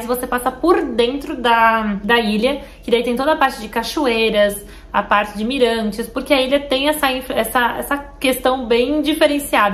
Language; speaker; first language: Portuguese; native; Portuguese